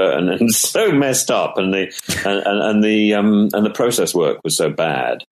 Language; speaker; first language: English; native; English